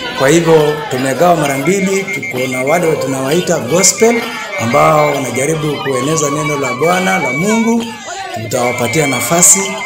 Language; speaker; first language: Swahili; non-native, local second language; Turkmen